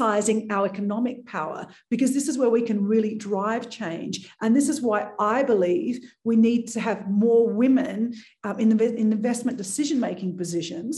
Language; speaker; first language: English; native; English